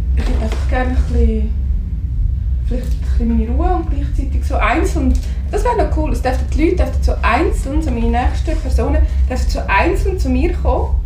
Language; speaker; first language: German; native; German